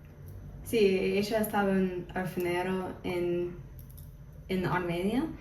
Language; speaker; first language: Spanish; non-native, fluent; English